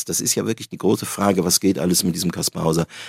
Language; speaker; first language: German; native; German